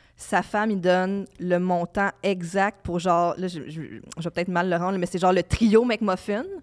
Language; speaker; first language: French; native; French